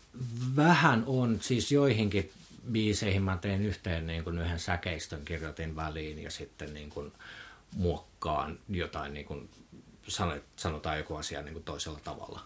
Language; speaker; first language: Finnish; native; Finnish